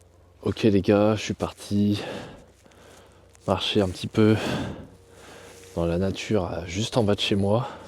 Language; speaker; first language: French; native; French